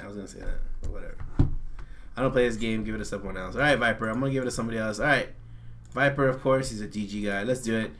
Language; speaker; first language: English; native; English